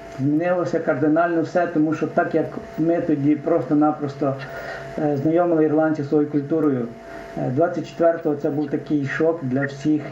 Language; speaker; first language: Ukrainian; native; Ukrainian